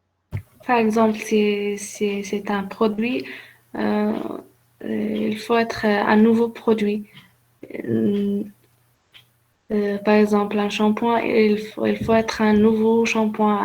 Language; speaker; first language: French; non-native, learner; Arabic